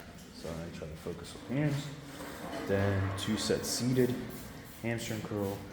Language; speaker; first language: English; native; English